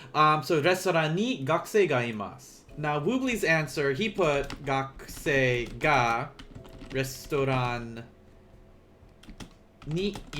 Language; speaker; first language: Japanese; non-native, learner; English